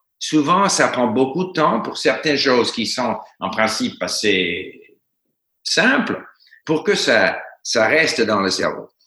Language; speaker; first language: French; non-native, fluent; English